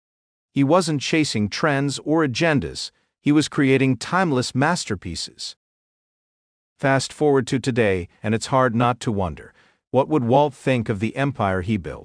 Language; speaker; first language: English; native; English